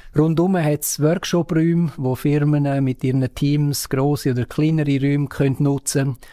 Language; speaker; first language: German; non-native, local second language; Romansh